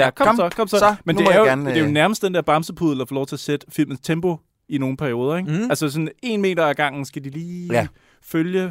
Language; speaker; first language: Danish; native; Danish